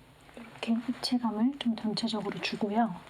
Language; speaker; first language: Korean; native; Korean